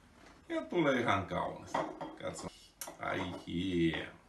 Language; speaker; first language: Finnish; non-native, fluent; Russian